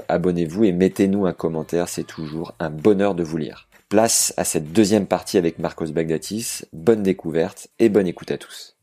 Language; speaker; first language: French; native; French